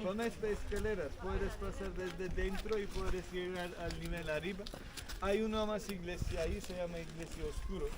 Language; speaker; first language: Spanish; non-native, fluent; Turkish